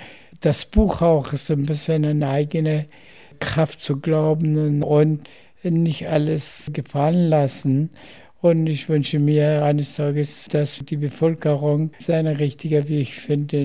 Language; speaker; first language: German; non-native, fluent; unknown